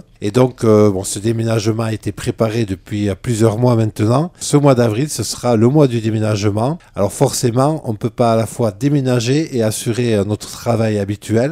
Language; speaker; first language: French; native; French